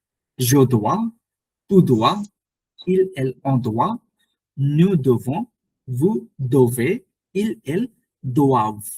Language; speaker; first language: French; non-native, learner; Bangla